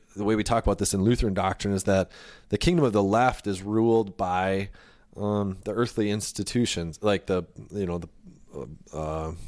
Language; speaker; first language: English; native; English